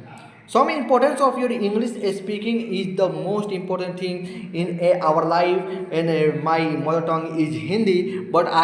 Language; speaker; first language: English; non-native, learner; Hindi